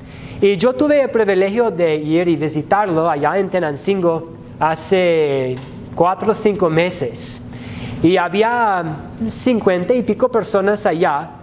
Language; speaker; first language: Spanish; non-native, fluent; English